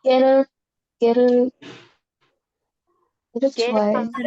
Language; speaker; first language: Korean; non-native, learner; Indonesian